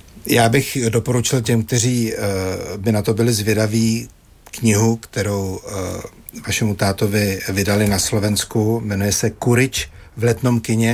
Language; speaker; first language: Czech; native; Czech